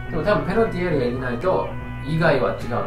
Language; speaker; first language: Japanese; non-native, fluent; English